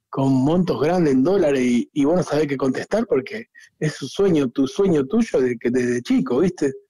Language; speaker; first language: Spanish; native; Spanish